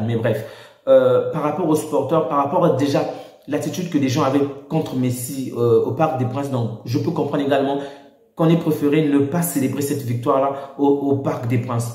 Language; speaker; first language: French; native; French